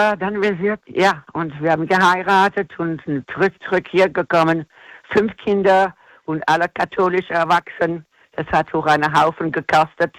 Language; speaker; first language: German; non-native, fluent; English